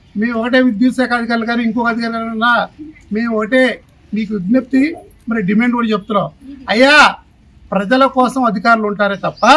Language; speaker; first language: Telugu; native; Telugu